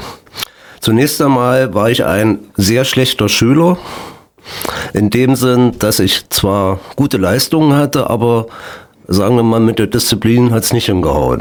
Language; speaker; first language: German; native; German